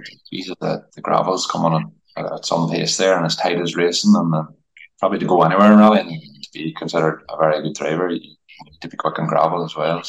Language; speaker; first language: English; native; English